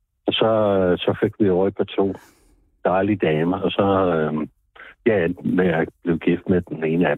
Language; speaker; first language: Danish; non-native, fluent; English